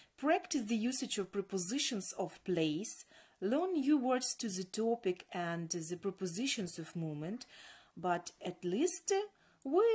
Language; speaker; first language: English; non-native, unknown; Ukrainian